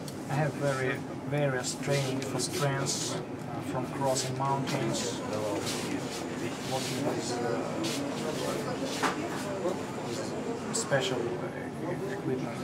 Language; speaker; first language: English; non-native, fluent; Russian